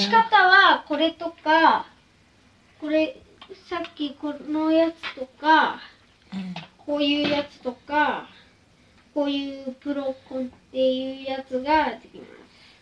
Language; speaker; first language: Japanese; early bilingual, other home language; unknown